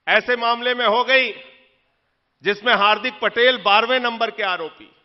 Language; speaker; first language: Hindi; native; Hindi